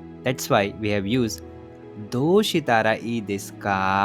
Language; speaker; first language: Japanese; non-native, fluent; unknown